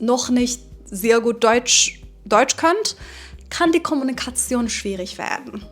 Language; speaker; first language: German; non-native, fluent; Persian